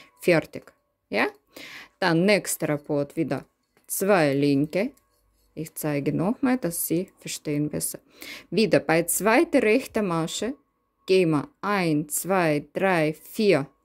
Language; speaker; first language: German; non-native, learner; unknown